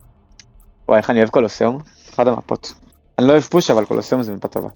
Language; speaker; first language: Hebrew; native; Hebrew